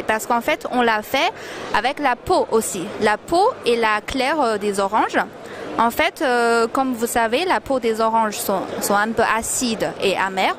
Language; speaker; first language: French; non-native, fluent; Chinese